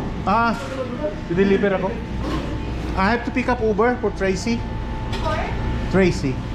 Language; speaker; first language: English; non-native, local second language; Filipino